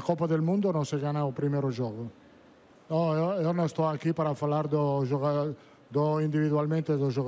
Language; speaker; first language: Portuguese; non-native, fluent; Italian